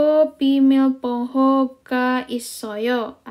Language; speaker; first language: Korean; non-native, learner; Indonesian